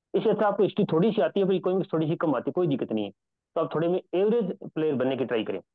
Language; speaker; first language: Hindi; native; Hindi